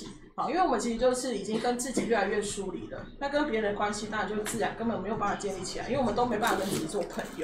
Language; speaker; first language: Chinese; native; Chinese